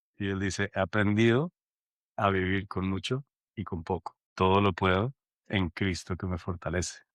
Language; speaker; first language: Spanish; native; Spanish